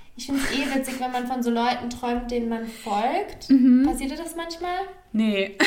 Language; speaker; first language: German; native; German